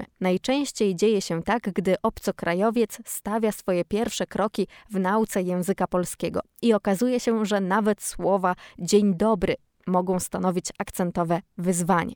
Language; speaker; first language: Polish; native; Polish